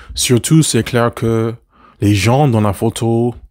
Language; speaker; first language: French; non-native, fluent; English